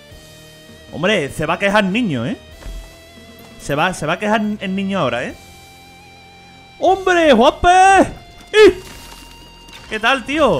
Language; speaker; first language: Spanish; native; Spanish